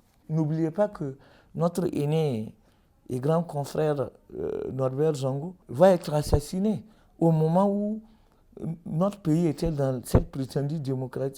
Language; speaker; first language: French; native; French